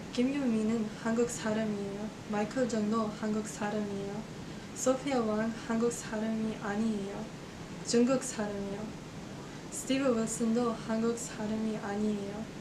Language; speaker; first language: Korean; non-native, learner; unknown